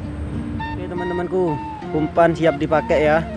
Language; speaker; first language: Indonesian; non-native, local second language; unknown